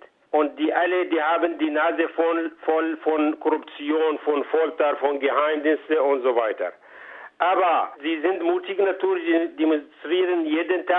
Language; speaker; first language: German; non-native, fluent; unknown